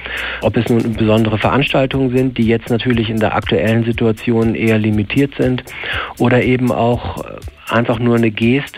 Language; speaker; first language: German; native; German